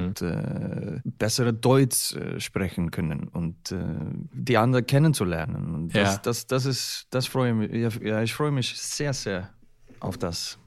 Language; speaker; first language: German; non-native, learner; Icelandic